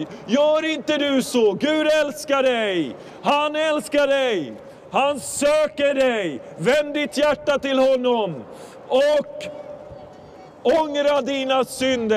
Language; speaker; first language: Swedish; non-native, fluent; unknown